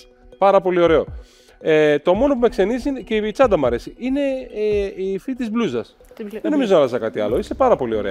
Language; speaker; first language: Greek; native; Greek